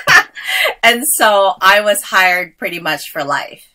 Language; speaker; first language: English; native; English